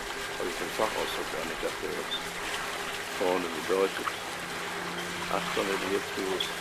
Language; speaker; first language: German; native; German